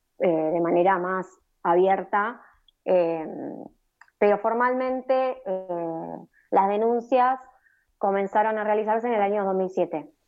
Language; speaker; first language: Spanish; native; Spanish